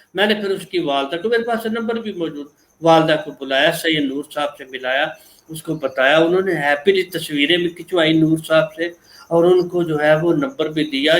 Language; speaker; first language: Urdu; non-native, local second language; Punjabi